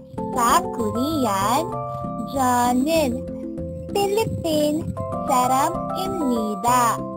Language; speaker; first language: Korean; non-native, learner; Filipino